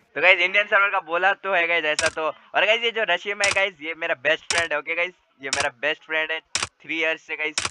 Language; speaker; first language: Hindi; non-native, local second language; Marathi